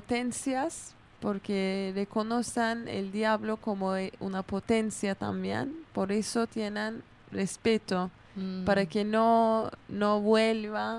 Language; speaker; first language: Spanish; non-native, fluent; Kurdish